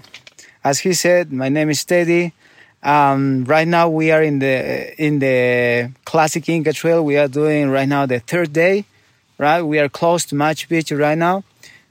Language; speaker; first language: English; non-native, fluent; Spanish